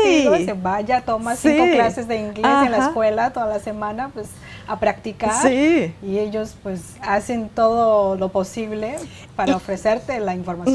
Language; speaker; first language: Spanish; non-native, fluent; Chinese